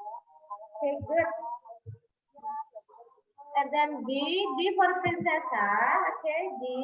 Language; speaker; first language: English; non-native, fluent; Indonesian